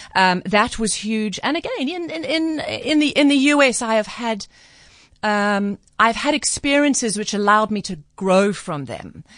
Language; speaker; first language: English; native; English